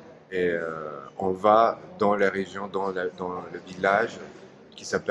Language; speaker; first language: French; non-native, fluent; Turkish